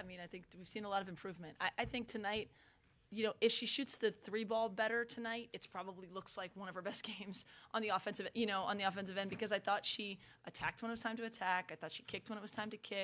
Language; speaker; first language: English; native; English